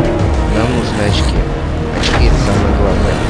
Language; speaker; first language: Russian; native; Russian